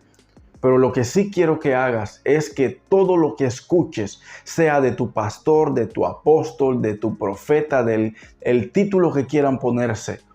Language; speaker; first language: Spanish; native; Spanish